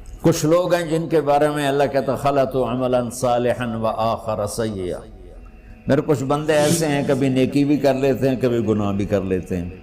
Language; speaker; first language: Urdu; non-native, local second language; Punjabi